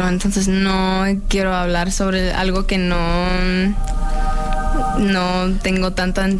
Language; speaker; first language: Spanish; non-native, learner; English